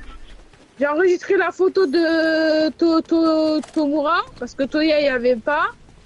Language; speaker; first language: French; native; French